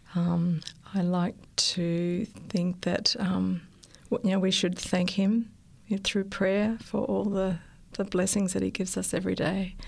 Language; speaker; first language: English; native; English